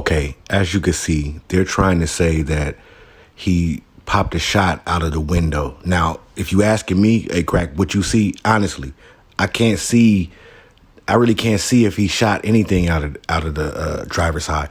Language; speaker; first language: English; native; English